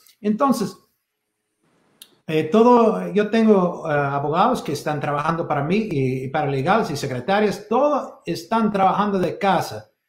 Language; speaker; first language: Spanish; non-native, fluent; English